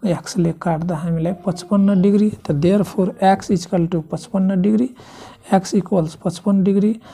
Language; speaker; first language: Nepali; non-native, local second language; Maithili